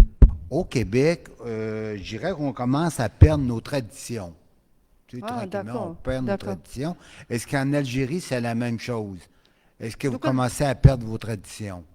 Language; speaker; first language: French; native; French